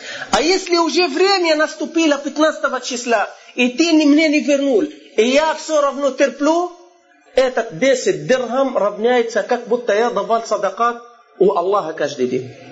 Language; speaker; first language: Russian; non-native, fluent; Arabic